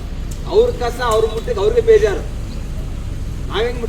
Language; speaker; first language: Kannada; native; Kannada